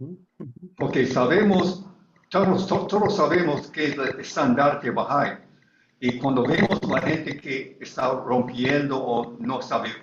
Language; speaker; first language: Spanish; non-native, learner; English